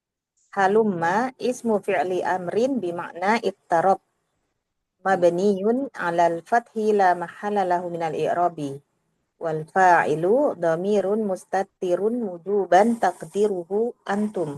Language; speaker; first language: Arabic; non-native, learner; Indonesian